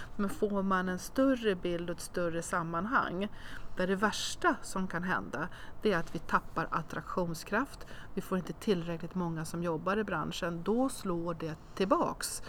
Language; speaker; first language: Swedish; native; Swedish